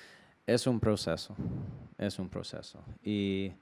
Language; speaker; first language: Spanish; non-native, learner; English